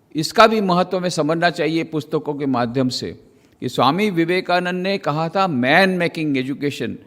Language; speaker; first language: Hindi; non-native, local second language; Gujarati